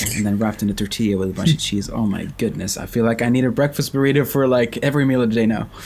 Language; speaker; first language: English; non-native, fluent; Swedish